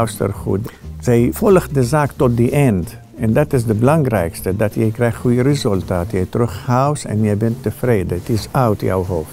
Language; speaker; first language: Dutch; non-native, learner; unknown